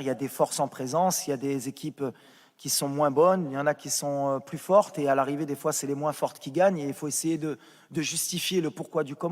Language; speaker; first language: French; native; French